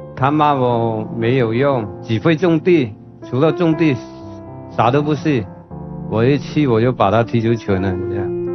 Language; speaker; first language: Chinese; non-native, local second language; Hakka Chinese